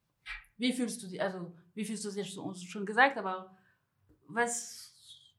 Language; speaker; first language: German; non-native, fluent; French